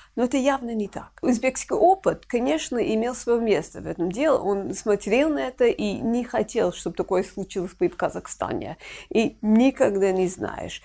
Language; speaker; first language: Russian; non-native, fluent; English